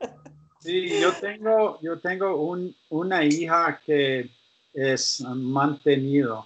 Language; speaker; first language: Spanish; non-native, learner; English